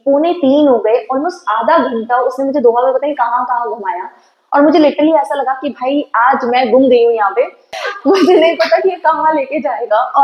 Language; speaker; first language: Hindi; native; Hindi